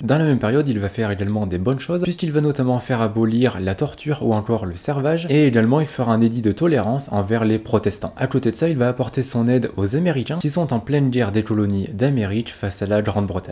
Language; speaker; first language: French; native; French